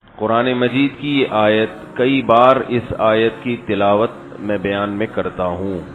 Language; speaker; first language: Urdu; non-native, local second language; Pashto